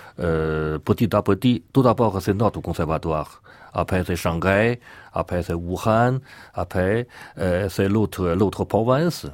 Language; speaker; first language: French; non-native, learner; Chinese